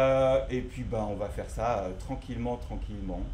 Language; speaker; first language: French; native; French